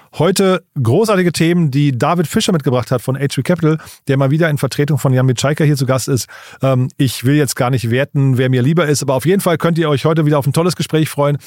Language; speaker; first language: German; native; German